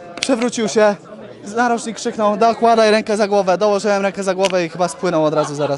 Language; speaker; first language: Polish; native; Polish